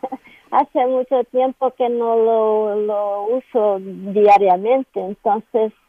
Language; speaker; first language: Spanish; non-native, learner; Portuguese